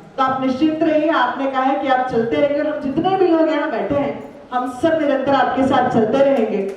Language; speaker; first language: Hindi; native; Hindi